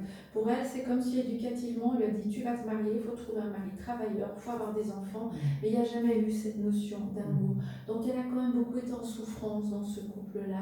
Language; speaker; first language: French; native; French